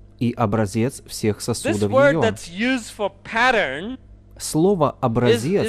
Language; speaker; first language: Russian; native; Russian